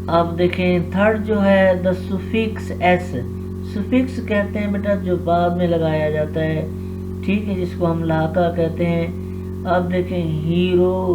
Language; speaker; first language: Urdu; non-native, local second language; Punjabi